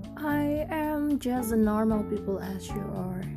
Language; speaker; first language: English; non-native, learner; Indonesian